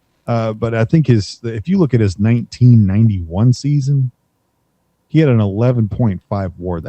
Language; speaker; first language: English; native; English